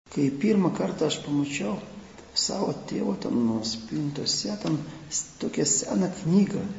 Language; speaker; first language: Lithuanian; non-native, local second language; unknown